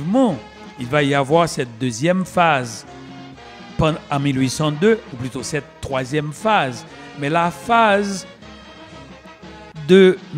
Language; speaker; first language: French; non-native, local second language; Haitian Creole